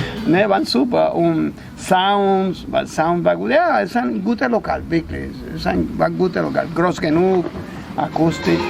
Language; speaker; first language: German; non-native, learner; Spanish